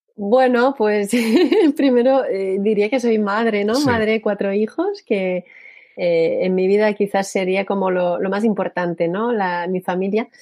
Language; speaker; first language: Spanish; non-native, fluent; French